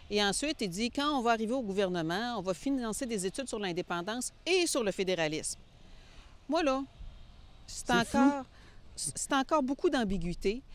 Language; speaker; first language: French; native; French